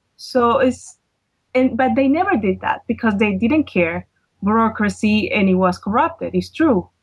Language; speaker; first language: English; non-native, fluent; Spanish